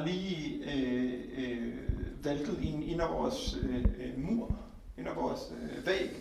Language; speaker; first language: Danish; non-native, fluent; Hebrew